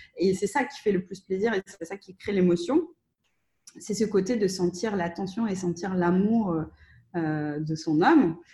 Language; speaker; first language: French; non-native, fluent; Russian